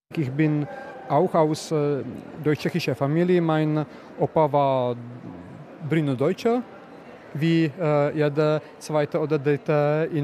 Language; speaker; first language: German; non-native, learner; Czech